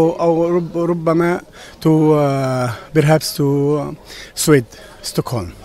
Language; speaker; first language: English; non-native, learner; Arabic